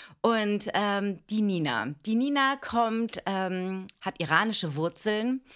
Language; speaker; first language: German; early bilingual, other home language; Greek